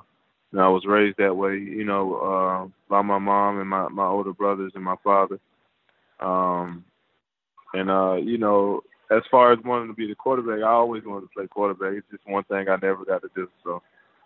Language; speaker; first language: English; native; English